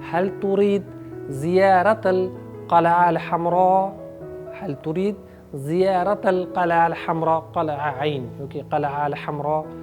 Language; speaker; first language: Arabic; non-native, fluent; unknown